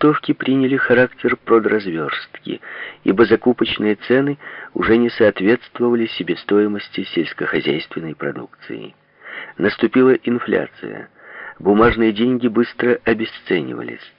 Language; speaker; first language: Russian; native; Russian